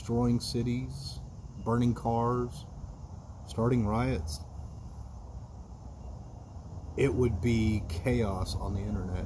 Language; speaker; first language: English; native; English